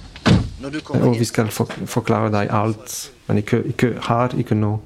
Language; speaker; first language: Norwegian; non-native, fluent; French